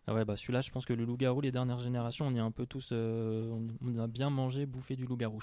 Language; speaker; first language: French; native; French